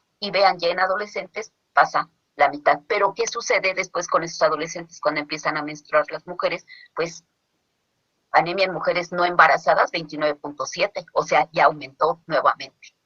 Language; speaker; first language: Spanish; native; Spanish